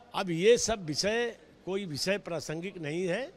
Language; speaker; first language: Hindi; native; Hindi